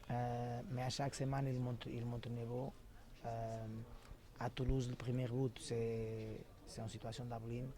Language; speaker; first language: French; non-native, fluent; Portuguese